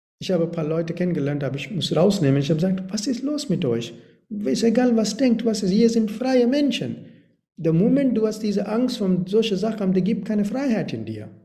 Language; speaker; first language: German; non-native, learner; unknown